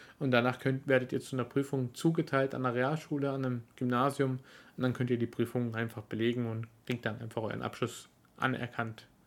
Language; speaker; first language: German; early bilingual, other home language; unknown